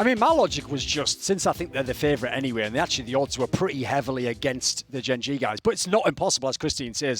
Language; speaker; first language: English; native; English